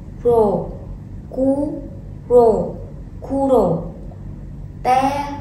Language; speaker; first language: Korean; non-native, fluent; Vietnamese